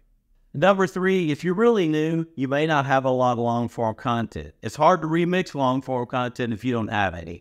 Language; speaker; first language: English; native; English